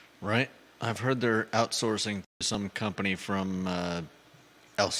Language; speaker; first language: English; native; English